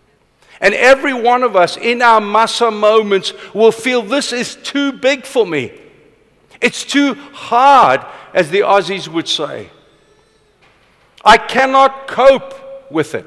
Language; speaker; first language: English; non-native, local second language; Afrikaans